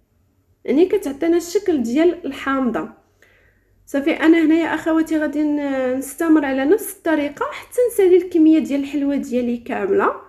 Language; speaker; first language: Arabic; native; Arabic